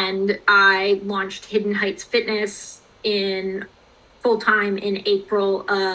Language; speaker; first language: English; native; English